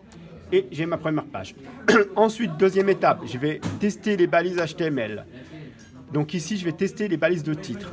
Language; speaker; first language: French; native; French